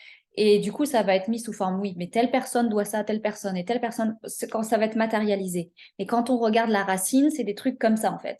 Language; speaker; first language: French; native; French